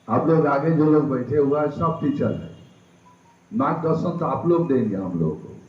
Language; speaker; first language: Hindi; non-native, local second language; Bangla